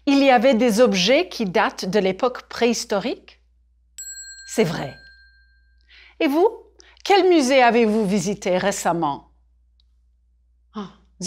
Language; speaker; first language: French; non-native, fluent; English